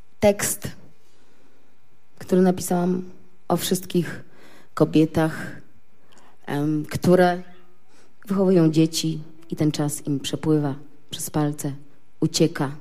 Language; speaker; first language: Polish; native; Polish